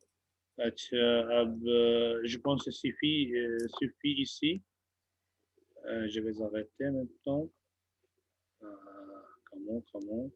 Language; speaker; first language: French; non-native, fluent; Hindi